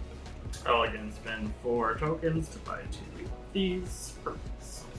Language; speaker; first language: English; native; English